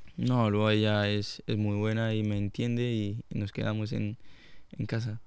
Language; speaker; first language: Spanish; non-native, fluent; French